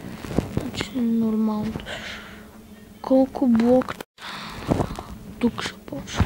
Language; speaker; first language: Bulgarian; native; Bulgarian